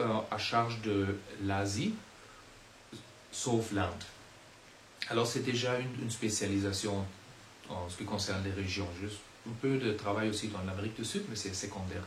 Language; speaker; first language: French; non-native, fluent; German